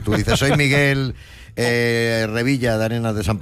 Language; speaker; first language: Spanish; native; Spanish